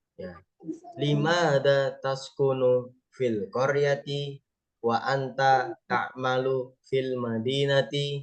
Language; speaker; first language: Arabic; non-native, fluent; Indonesian